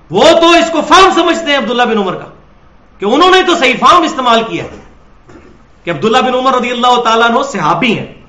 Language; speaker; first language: Urdu; non-native, local second language; Punjabi